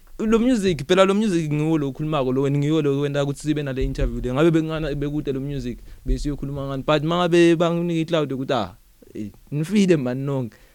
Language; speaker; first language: Zulu; non-native, local second language; Swati